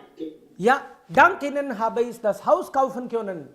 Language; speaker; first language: German; non-native, fluent; Hindi